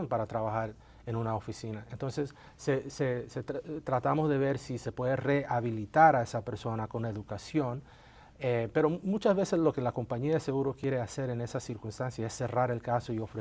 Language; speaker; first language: Spanish; native; Spanish